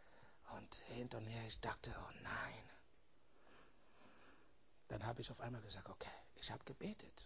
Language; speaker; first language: German; non-native, learner; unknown